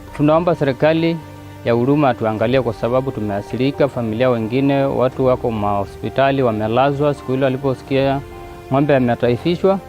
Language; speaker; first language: Swahili; non-native, local second language; Masai